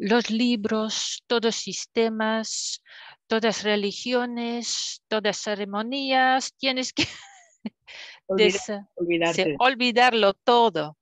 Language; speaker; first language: Spanish; non-native, fluent; French